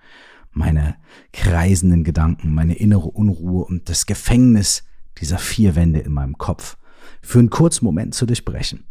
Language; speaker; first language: German; native; German